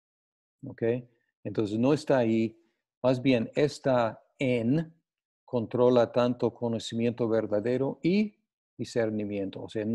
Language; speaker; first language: Spanish; non-native, fluent; English